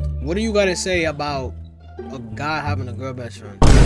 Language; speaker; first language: English; early bilingual, other home language; Spanish